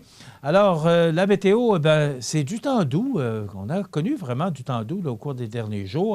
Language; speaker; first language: French; native; French